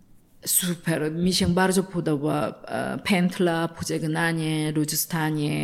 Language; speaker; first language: Polish; non-native, learner; Korean